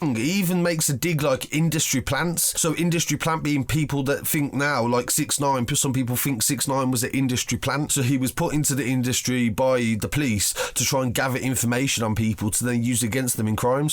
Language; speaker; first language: English; native; English